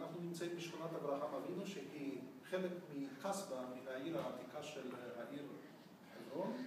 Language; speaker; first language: Hebrew; non-native, fluent; Russian